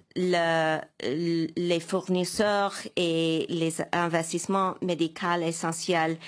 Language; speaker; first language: French; non-native, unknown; English